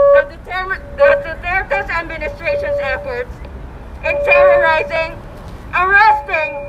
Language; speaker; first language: English; non-native, local second language; Filipino